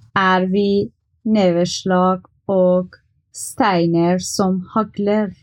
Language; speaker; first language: Norwegian; non-native, learner; Persian